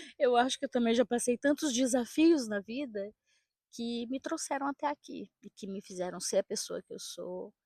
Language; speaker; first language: Portuguese; native; Portuguese